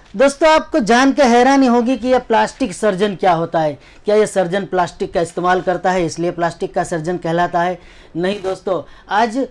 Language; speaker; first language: Hindi; non-native, local second language; Gujarati